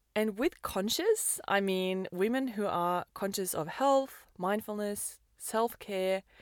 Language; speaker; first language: English; non-native, fluent; Norwegian